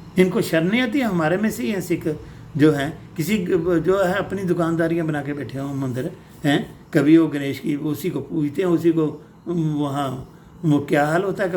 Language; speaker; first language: Hindi; non-native, local second language; Punjabi